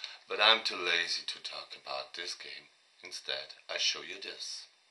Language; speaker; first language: English; non-native, fluent; German